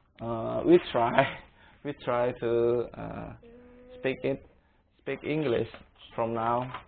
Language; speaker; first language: English; non-native, learner; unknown